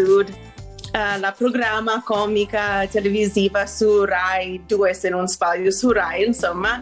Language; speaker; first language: Italian; non-native, fluent; English